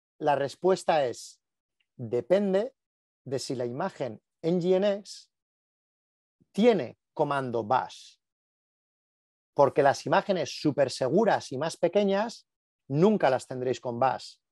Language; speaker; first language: Spanish; native; Spanish